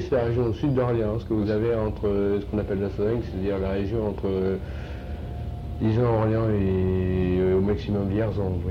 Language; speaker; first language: French; native; French